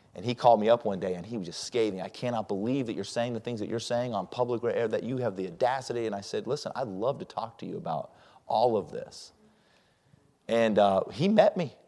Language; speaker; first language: English; native; English